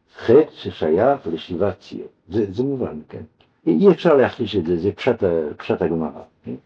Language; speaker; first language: Hebrew; non-native, fluent; French